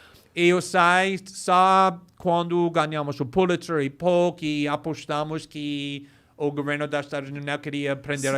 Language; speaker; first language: Portuguese; non-native, fluent; English